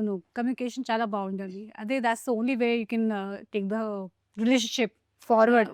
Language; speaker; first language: Telugu; non-native, local second language; Hindi